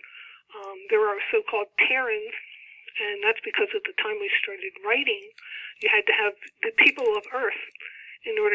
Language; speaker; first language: English; native; English